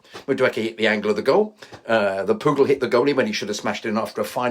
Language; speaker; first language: English; native; English